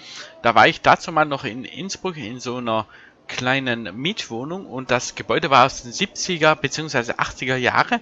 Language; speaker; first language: German; native; German